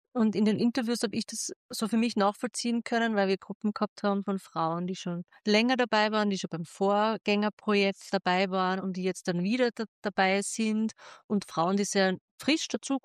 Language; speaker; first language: German; native; German